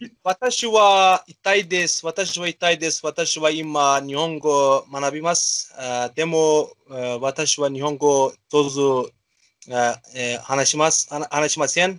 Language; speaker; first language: Japanese; non-native, learner; Azerbaijani